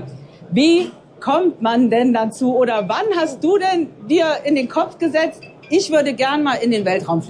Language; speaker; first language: German; native; German